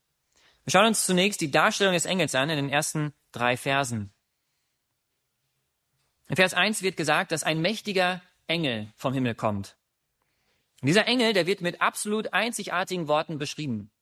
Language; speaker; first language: German; native; German